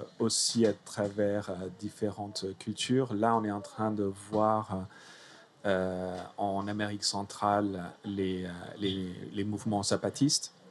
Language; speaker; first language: French; non-native, fluent; Italian